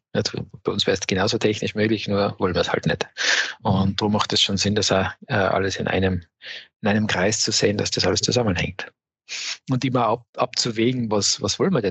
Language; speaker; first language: German; native; German